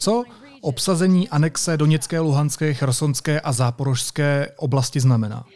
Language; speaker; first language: Czech; native; Czech